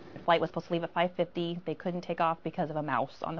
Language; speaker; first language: English; native; English